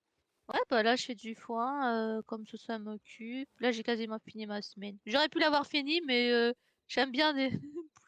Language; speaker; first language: French; native; French